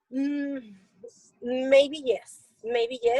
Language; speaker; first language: English; non-native, learner; Spanish